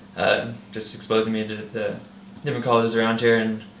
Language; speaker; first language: English; native; English